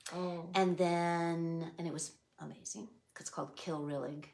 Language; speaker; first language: English; native; English